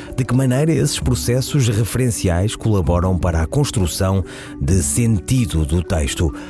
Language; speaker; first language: Portuguese; native; Portuguese